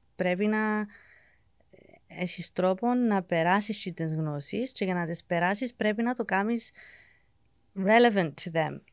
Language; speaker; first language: Greek; early bilingual, heritage; English